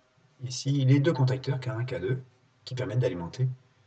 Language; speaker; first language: French; native; French